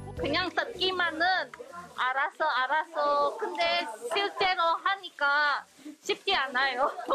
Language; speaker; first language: Korean; non-native, fluent; Indonesian